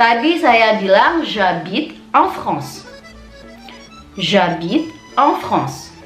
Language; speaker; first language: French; non-native, fluent; Indonesian